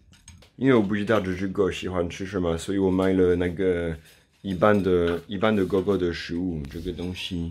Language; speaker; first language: Chinese; non-native, fluent; French